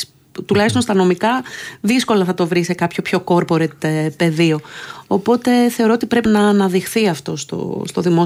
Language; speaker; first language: Greek; native; Greek